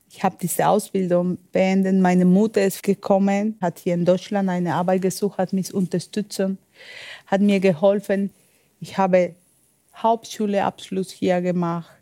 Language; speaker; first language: German; non-native, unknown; Spanish